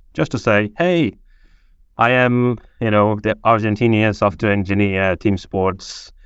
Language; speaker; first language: English; non-native, fluent; Portuguese